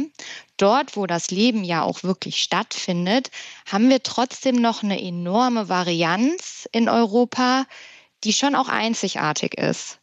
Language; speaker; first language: German; native; German